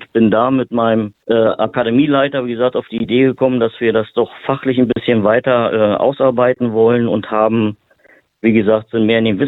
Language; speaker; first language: German; native; German